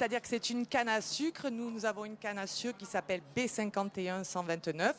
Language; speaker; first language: French; native; French